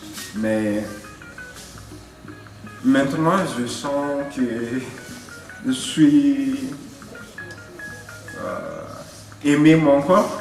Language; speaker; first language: French; non-native, local second language; Malagasy